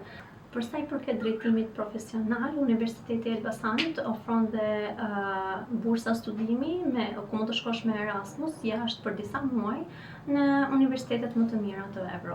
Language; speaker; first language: Albanian; native; Albanian